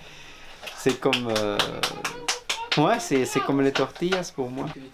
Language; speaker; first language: French; non-native, fluent; Spanish